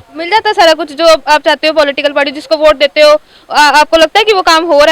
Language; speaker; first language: Hindi; non-native, local second language; Punjabi